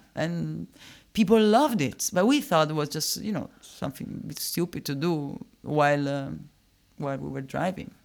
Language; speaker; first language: English; non-native, fluent; Italian